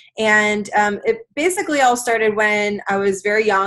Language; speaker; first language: English; native; English